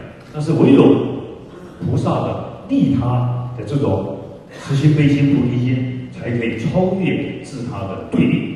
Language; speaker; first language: Chinese; native; Chinese